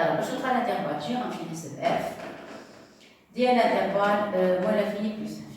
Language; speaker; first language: French; non-native, local second language; Arabic